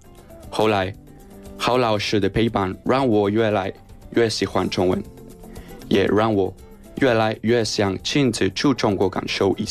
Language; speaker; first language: Chinese; non-native, learner; Spanish